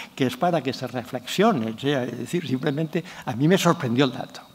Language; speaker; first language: Spanish; non-native, local second language; Catalan